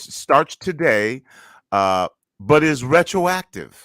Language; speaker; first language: English; native; English